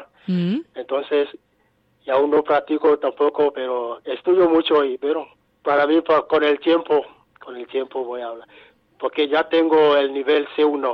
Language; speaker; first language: Spanish; non-native, fluent; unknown